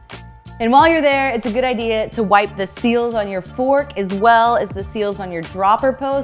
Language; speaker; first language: English; native; English